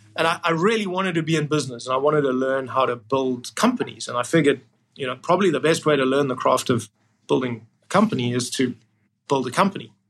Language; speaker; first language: English; native; English